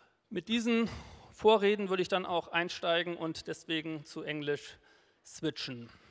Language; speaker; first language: German; native; German